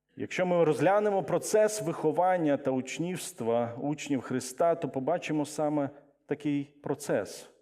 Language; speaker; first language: Ukrainian; non-native, local second language; Russian